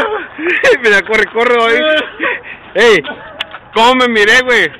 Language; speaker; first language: Spanish; native; Spanish